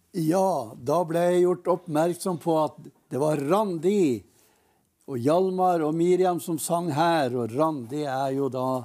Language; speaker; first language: Norwegian; native; Norwegian